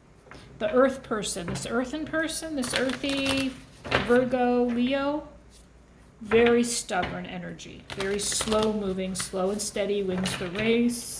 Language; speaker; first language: English; native; English